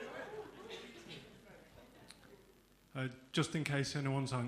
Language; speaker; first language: English; native; English